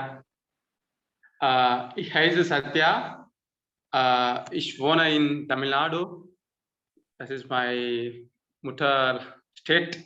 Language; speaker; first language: German; non-native, learner; Tamil